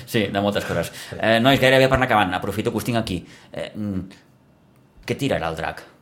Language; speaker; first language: Catalan; native; Catalan